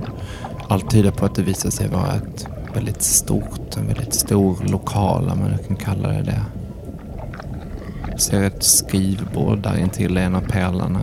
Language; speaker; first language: Swedish; native; Swedish